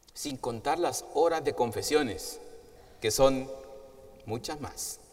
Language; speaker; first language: Spanish; native; Spanish